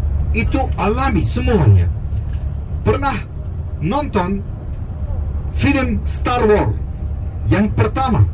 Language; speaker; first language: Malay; non-native, fluent; Turkish